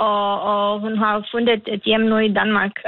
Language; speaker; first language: Danish; non-native, learner; Lithuanian